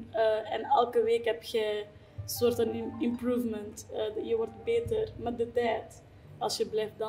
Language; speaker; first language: Dutch; non-native, fluent; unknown